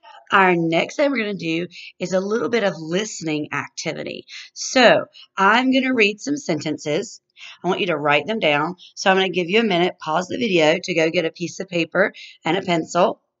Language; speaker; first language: English; native; English